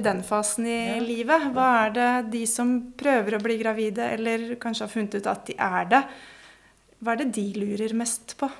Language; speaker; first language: Norwegian; native; Norwegian